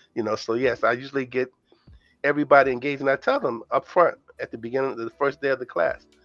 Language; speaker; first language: English; native; English